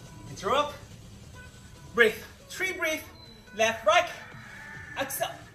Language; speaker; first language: English; non-native, local second language; Chinese